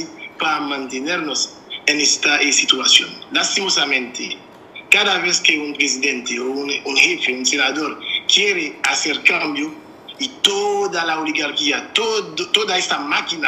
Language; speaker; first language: Spanish; non-native, fluent; Haitian Creole